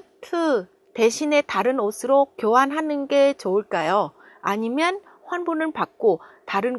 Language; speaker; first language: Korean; non-native, fluent; Vietnamese